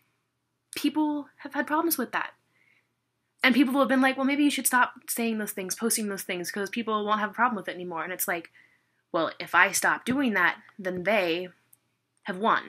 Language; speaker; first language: English; native; English